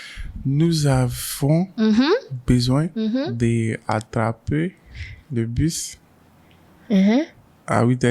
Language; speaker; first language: French; non-native, learner; English